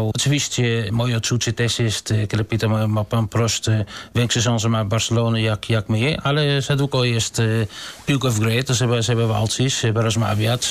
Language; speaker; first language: Polish; non-native, learner; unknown